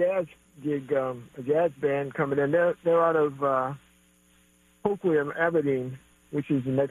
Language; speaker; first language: English; native; English